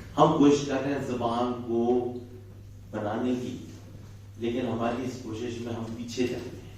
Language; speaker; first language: Urdu; non-native, local second language; Punjabi